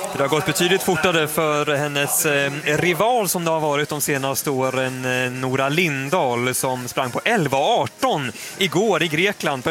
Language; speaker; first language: Swedish; native; Swedish